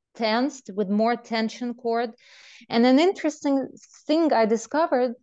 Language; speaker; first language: English; non-native, fluent; Russian